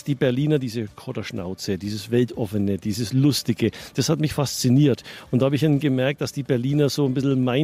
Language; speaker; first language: German; native; German